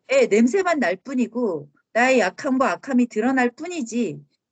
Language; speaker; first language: Korean; native; Korean